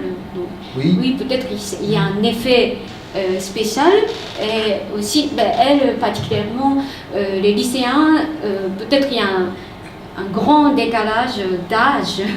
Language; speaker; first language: French; non-native, fluent; Japanese